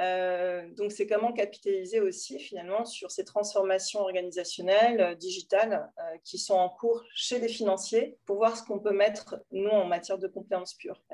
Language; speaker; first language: French; native; French